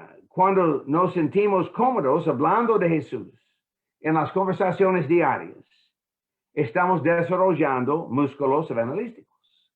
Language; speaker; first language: Spanish; non-native, fluent; English